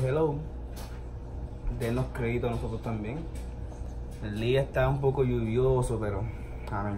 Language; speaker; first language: Spanish; early bilingual, heritage; English